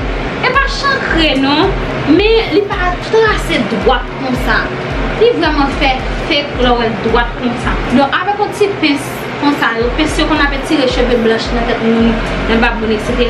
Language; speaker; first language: French; non-native, local second language; Haitian Creole